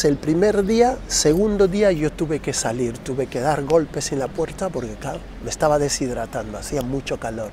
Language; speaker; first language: Spanish; non-native, fluent; Krio